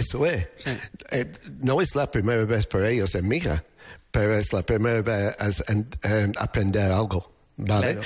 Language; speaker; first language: Spanish; non-native, learner; English